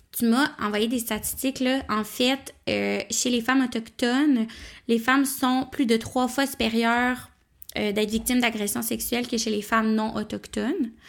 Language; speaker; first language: French; native; French